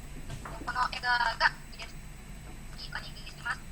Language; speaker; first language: Japanese; non-native, learner; Indonesian